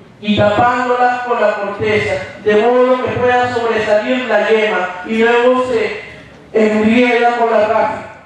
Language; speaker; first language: Spanish; native; Spanish